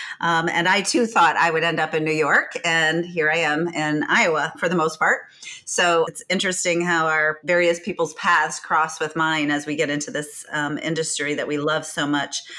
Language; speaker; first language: English; native; English